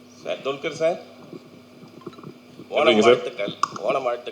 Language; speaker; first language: Tamil; native; Tamil